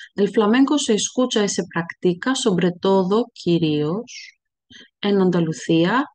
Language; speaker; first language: Spanish; non-native, fluent; Greek